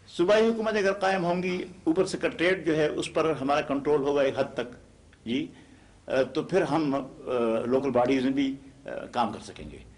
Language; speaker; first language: Urdu; non-native, local second language; Pashto